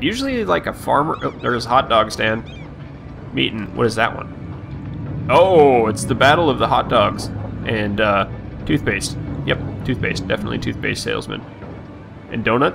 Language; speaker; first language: English; native; English